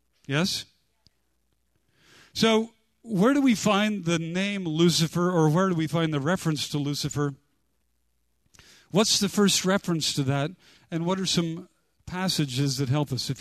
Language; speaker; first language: English; native; English